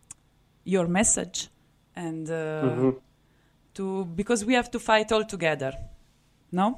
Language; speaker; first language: English; non-native, fluent; Italian